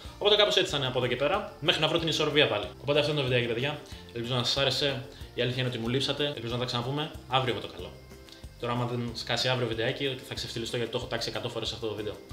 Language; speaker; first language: Greek; early bilingual, other home language; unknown